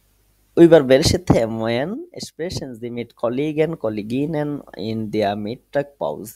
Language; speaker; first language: German; non-native, fluent; Bangla